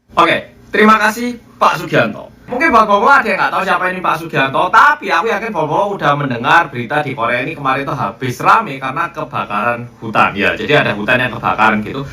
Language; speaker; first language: Indonesian; native; Indonesian